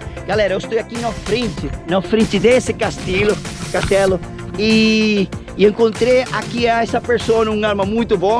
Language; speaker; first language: Portuguese; non-native, learner; Spanish